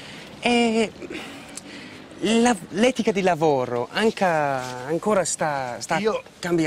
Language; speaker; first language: Italian; non-native, learner; English